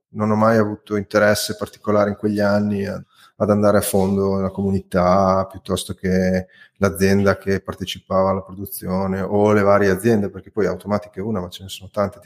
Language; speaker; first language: Italian; native; Italian